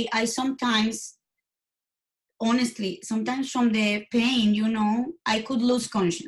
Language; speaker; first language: English; non-native, fluent; Spanish